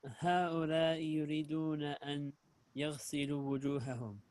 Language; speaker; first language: Arabic; non-native, learner; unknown